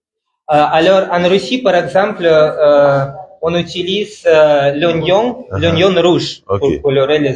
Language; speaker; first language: French; non-native, fluent; Russian